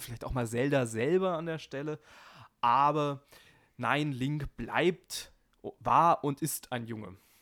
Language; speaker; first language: German; native; German